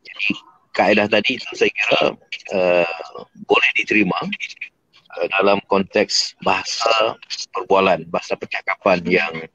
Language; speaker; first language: Malay; native; Malay